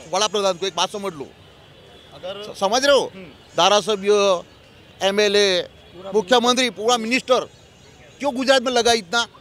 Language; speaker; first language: Hindi; non-native, local second language; Gujarati